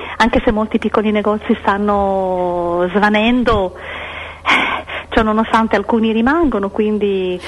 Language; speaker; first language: Italian; native; Italian